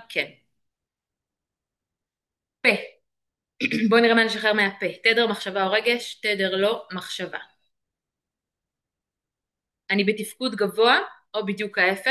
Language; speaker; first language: Hebrew; native; Hebrew